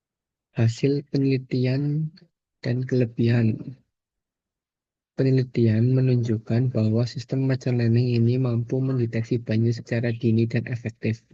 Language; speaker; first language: Indonesian; native; Indonesian